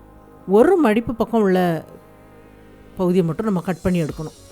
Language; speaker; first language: Tamil; native; Tamil